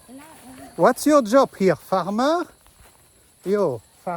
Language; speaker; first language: English; non-native, learner; French